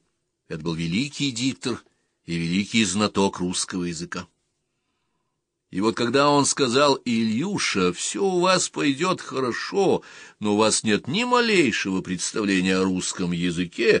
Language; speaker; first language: Russian; native; Russian